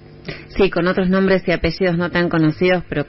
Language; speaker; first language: Spanish; native; Spanish